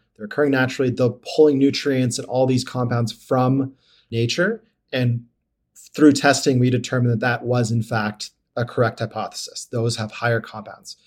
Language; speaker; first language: English; native; English